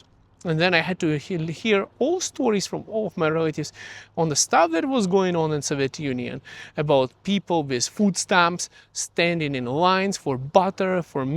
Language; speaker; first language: English; early bilingual, other home language; Russian